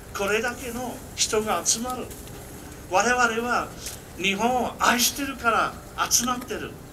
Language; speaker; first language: Japanese; non-native, fluent; English